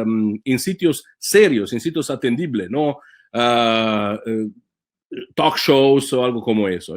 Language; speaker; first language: Spanish; non-native, fluent; Italian